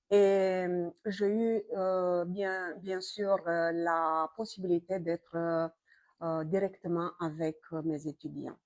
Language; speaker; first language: French; non-native, fluent; Romanian